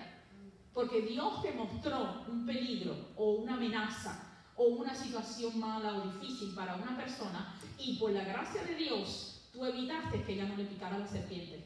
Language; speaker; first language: Spanish; early bilingual, heritage; Spanish